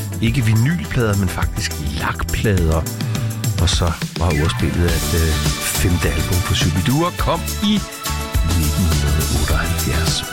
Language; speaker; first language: Danish; native; Danish